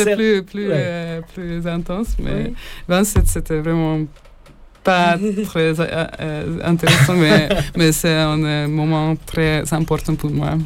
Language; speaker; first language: French; non-native, learner; Hungarian